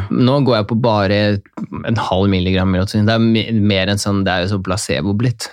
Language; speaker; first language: Norwegian; early bilingual, other home language; Russian